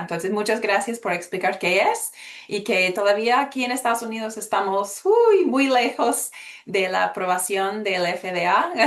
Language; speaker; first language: Spanish; early bilingual, heritage; Spanish